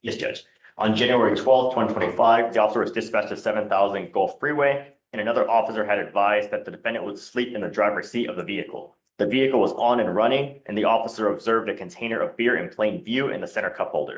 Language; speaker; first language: English; native; English